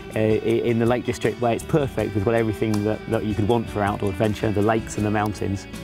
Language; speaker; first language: English; native; English